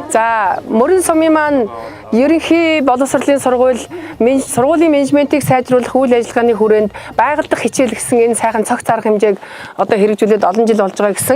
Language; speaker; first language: Mongolian; native; Mongolian